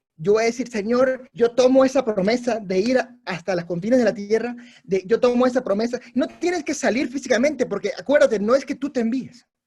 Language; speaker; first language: Spanish; non-native, local second language; English